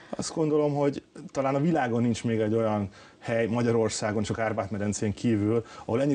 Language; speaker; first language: Hungarian; native; Hungarian